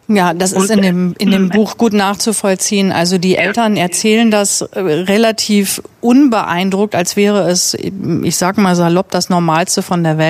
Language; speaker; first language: German; native; German